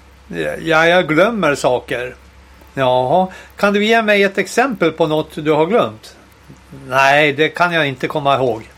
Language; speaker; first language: Swedish; native; Swedish